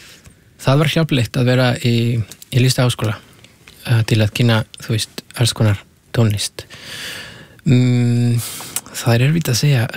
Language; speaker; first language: Icelandic; non-native, fluent; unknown